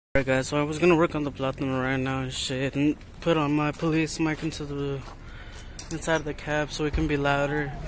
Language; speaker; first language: English; early bilingual, other home language; Spanish